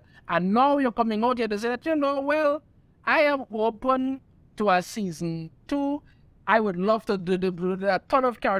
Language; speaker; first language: English; native; English